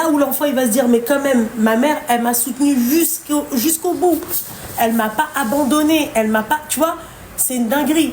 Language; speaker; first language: French; native; French